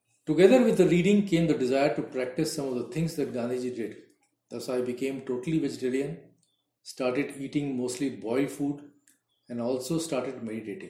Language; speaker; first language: English; non-native, local second language; Hindi